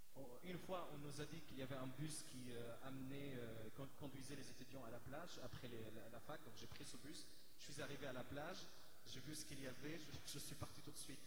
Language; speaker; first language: French; non-native, fluent; Arabic